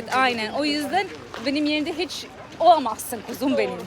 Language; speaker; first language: Turkish; non-native, fluent; Albanian